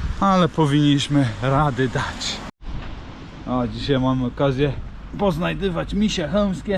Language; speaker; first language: Polish; non-native, fluent; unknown